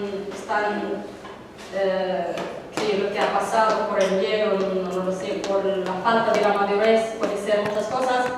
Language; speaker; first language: Spanish; non-native, learner; Arabic